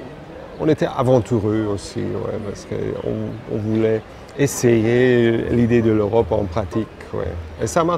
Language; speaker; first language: French; non-native, fluent; German